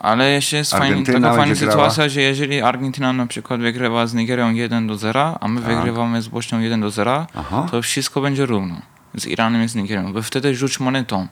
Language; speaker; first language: Polish; non-native, fluent; Persian